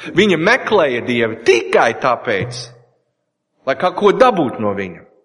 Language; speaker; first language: Latvian; non-native, learner; English